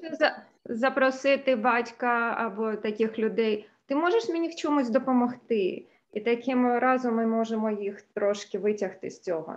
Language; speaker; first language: Ukrainian; non-native, local second language; Russian